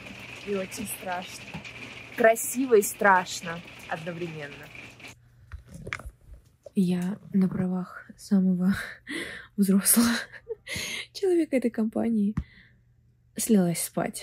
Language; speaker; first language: Russian; native; Russian